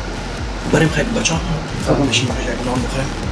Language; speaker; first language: Persian; native; Persian